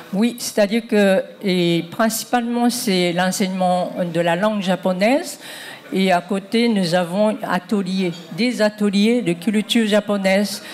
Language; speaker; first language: French; non-native, fluent; Japanese